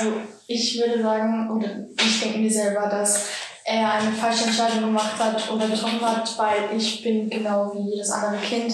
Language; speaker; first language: German; early bilingual, other home language; Georgian